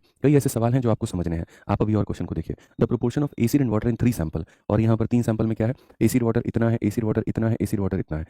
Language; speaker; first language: Hindi; native; Hindi